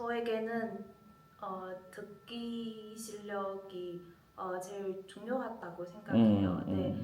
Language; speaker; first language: Korean; non-native, learner; Chinese